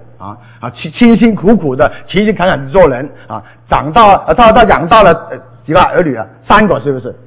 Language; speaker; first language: Chinese; non-native, local second language; Cantonese